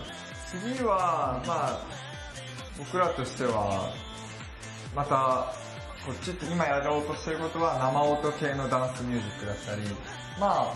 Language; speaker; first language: Japanese; native; Japanese